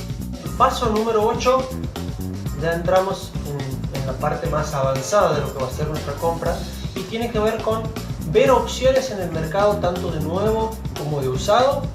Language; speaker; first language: Spanish; native; Spanish